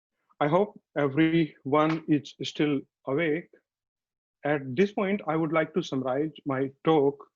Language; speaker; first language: English; non-native, fluent; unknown